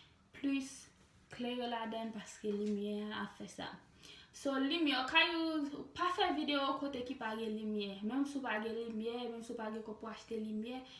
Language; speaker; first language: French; non-native, learner; Haitian Creole